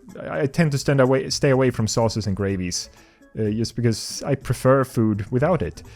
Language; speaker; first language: English; non-native, fluent; Swedish